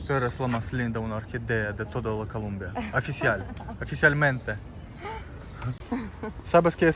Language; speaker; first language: Spanish; non-native, learner; Russian